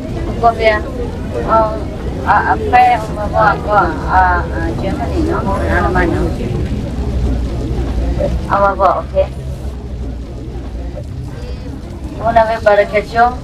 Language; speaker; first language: French; non-native, learner; Vietnamese